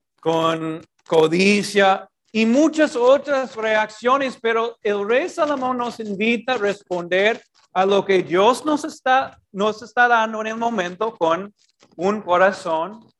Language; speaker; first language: Spanish; non-native, fluent; English